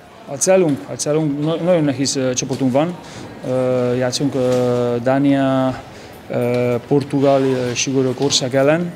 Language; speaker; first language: Hungarian; non-native, local second language; Spanish